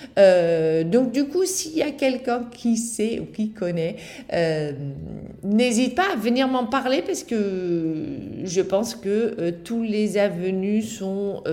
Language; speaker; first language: French; non-native, fluent; Dutch